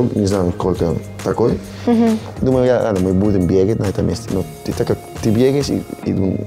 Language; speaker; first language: Russian; non-native, learner; Spanish